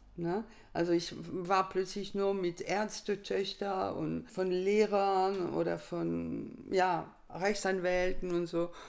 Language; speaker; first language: German; non-native, fluent; French